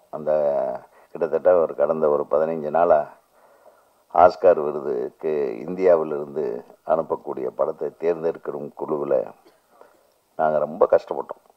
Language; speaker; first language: Tamil; native; Tamil